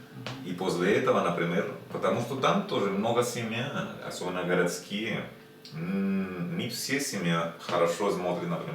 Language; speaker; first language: Russian; non-native, learner; Spanish